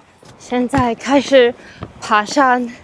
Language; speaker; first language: Chinese; non-native, learner; English